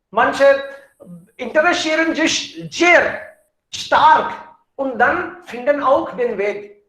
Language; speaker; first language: German; non-native, fluent; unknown